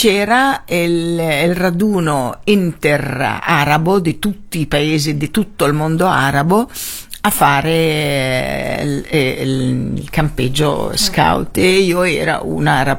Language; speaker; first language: Italian; non-native, fluent; Arabic